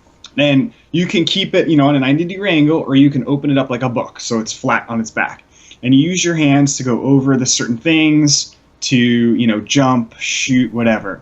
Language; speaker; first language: English; native; English